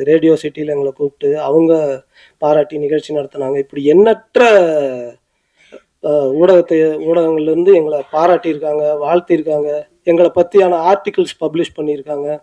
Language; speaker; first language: Tamil; native; Tamil